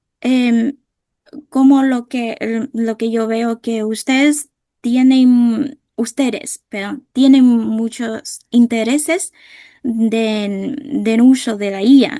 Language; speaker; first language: Spanish; non-native, fluent; Vietnamese